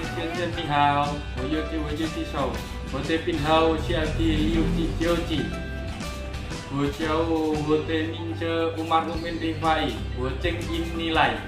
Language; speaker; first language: Chinese; non-native, learner; Javanese